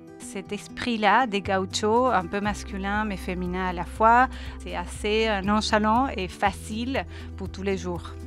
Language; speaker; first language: French; non-native, fluent; Spanish